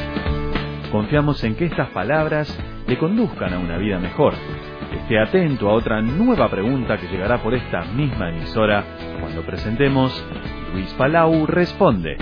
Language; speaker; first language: Spanish; native; Spanish